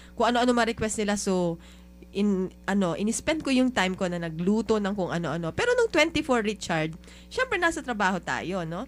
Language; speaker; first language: Filipino; native; Filipino